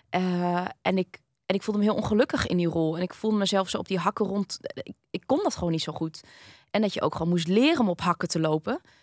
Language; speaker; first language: Dutch; early bilingual, other home language; Vietnamese